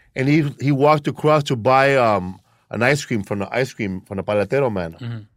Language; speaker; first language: English; early bilingual, other home language; Spanish